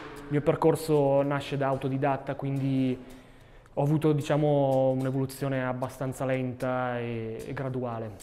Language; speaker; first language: Italian; native; Italian